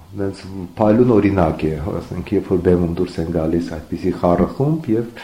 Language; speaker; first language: Armenian; native; Armenian